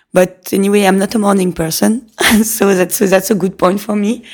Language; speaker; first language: English; non-native, fluent; French